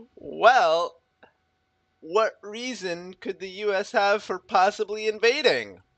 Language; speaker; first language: English; native; English